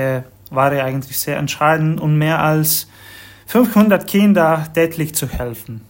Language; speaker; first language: German; non-native, fluent; Spanish